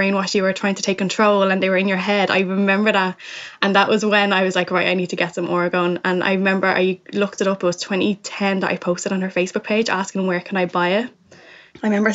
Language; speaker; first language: English; native; English